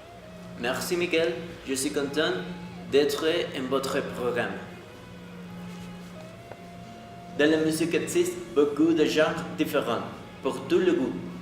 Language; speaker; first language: French; non-native, learner; Spanish